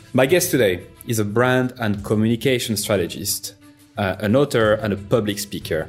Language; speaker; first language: English; non-native, fluent; French